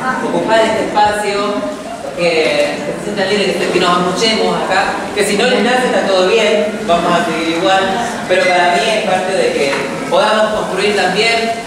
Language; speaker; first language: Spanish; native; Spanish